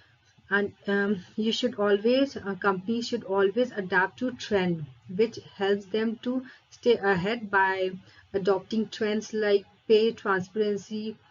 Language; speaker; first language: English; non-native, local second language; Hindi